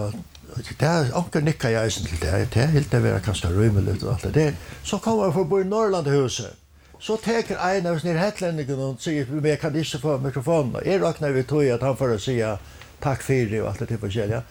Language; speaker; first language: Swedish; non-native, learner; Faroese